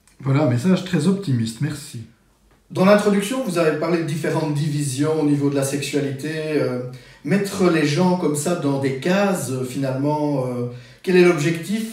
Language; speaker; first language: French; native; French